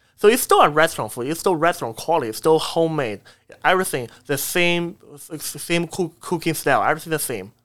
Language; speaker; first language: English; non-native, fluent; Chinese